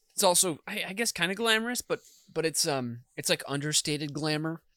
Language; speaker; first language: English; native; English